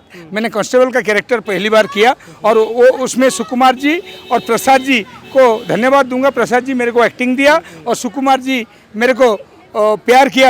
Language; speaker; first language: Hindi; non-native, local second language; Odia